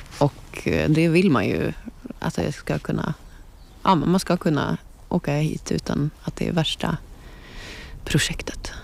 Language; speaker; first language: Swedish; native; Swedish